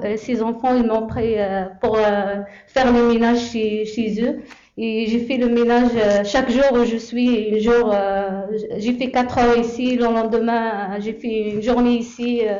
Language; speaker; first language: French; non-native, local second language; Arabic